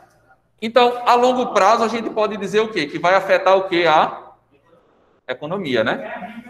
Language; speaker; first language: Portuguese; native; Portuguese